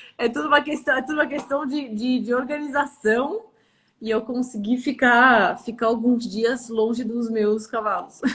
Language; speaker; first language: Portuguese; early bilingual, other home language; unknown